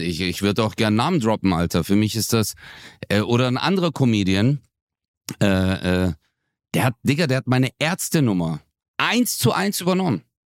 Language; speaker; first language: German; native; German